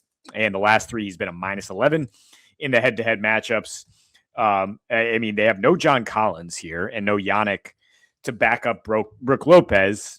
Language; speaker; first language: English; native; English